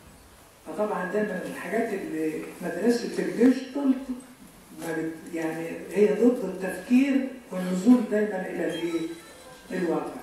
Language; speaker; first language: Arabic; native; Arabic